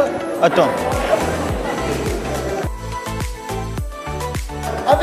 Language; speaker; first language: French; native; French